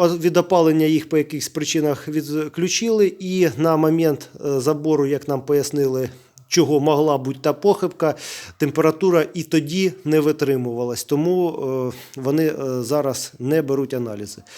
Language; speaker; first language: Ukrainian; native; Ukrainian